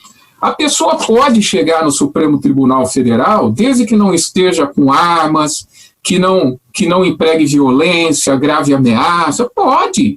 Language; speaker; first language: Portuguese; native; Portuguese